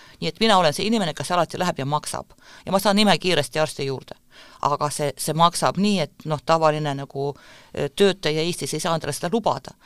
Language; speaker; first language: Estonian; non-native, local second language; Russian